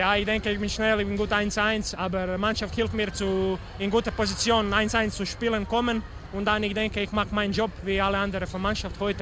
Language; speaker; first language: German; non-native, fluent; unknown